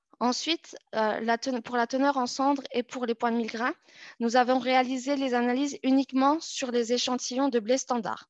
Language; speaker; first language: French; native; French